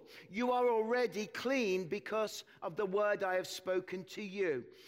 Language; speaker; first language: English; native; English